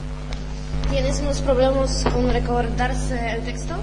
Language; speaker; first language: Spanish; non-native, learner; Polish